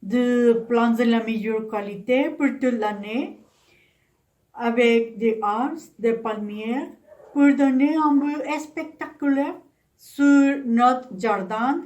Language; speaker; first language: French; non-native, learner; Spanish